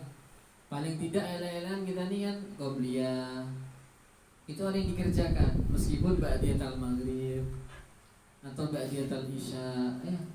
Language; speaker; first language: Indonesian; non-native, local second language; Javanese